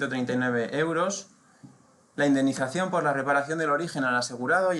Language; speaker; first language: Spanish; native; Spanish